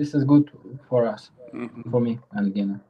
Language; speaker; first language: English; non-native, learner; Uzbek